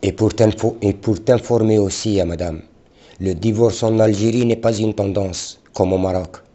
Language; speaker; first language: French; non-native, local second language; Arabic